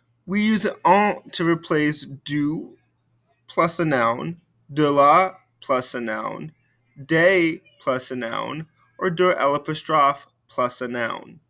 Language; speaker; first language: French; non-native, fluent; English